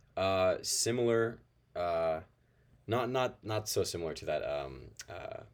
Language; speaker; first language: English; native; English